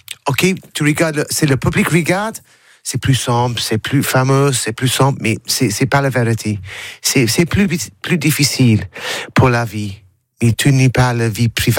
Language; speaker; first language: French; non-native, learner; English